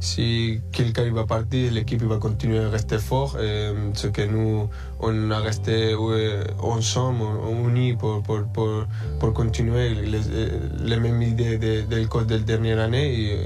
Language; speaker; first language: French; early bilingual, other home language; Spanish